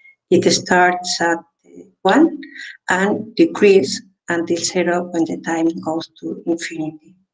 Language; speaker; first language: English; non-native, fluent; Spanish